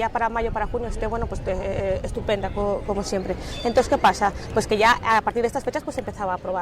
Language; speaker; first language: Spanish; native; Spanish